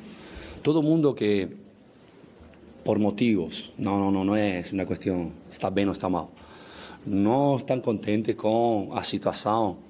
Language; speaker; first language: Portuguese; non-native, fluent; Spanish